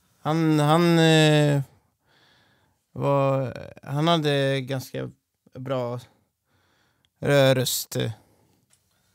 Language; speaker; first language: Swedish; native; Swedish